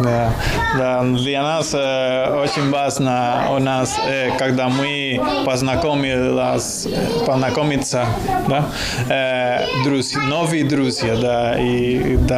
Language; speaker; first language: Russian; non-native, learner; Spanish